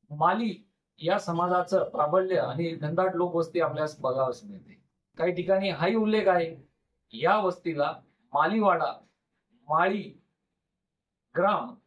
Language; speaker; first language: Marathi; native; Marathi